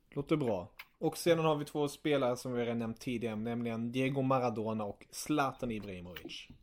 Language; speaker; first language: Swedish; early bilingual, other home language; German